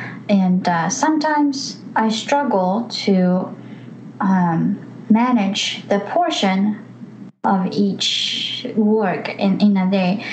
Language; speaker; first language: English; non-native, fluent; Japanese